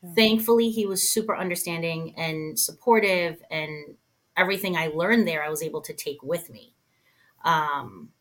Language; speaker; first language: English; native; English